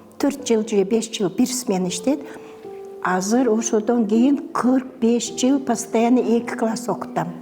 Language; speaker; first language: Kyrgyz; non-native, local second language; Russian